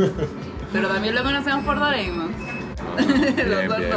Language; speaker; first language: Spanish; native; Spanish